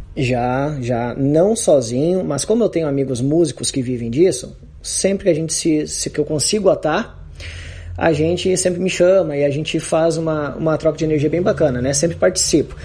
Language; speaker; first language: Portuguese; native; Portuguese